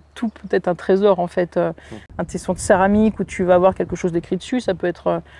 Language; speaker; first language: French; native; French